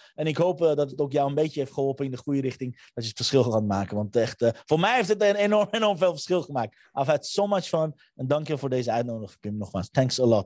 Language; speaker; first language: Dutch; early bilingual, other home language; Armenian